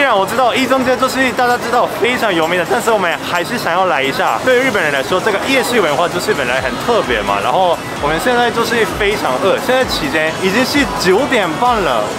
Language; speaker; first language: Chinese; non-native, fluent; Japanese